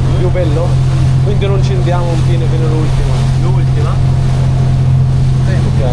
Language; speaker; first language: Italian; non-native, learner; Arabic